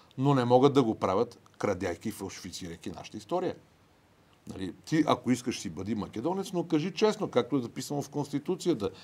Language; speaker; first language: Bulgarian; native; Bulgarian